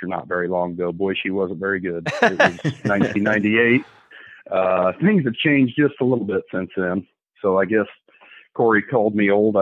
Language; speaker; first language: English; native; English